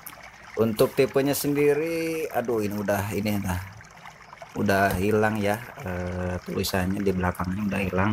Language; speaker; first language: Indonesian; native; Indonesian